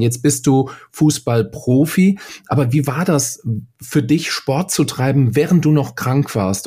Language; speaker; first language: German; native; German